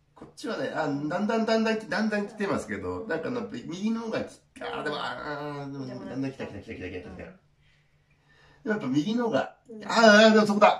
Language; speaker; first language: Japanese; native; Japanese